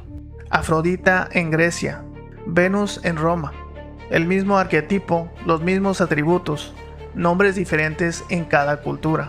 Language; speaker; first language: Spanish; native; Spanish